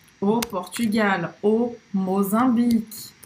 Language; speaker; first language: French; non-native, fluent; Portuguese